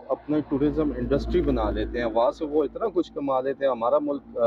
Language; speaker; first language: Urdu; native; Urdu